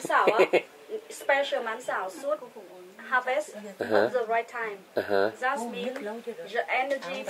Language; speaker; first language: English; non-native, learner; Vietnamese